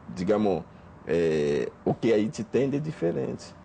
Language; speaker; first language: Portuguese; non-native, fluent; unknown